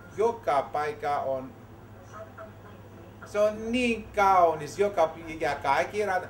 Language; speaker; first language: Finnish; non-native, learner; Greek